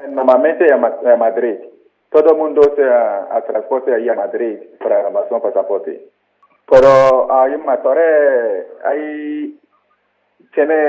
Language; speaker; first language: Spanish; non-native, learner; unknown